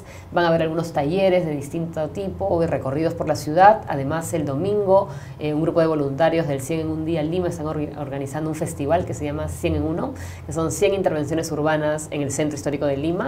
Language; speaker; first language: Spanish; native; Spanish